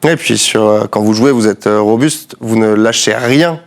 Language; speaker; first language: French; native; French